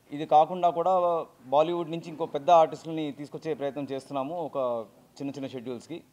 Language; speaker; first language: Telugu; native; Telugu